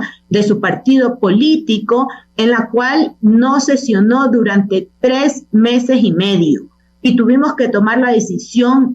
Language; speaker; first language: Spanish; native; Spanish